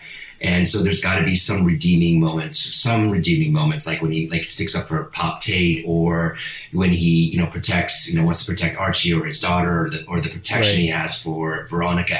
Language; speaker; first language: English; non-native, fluent; Italian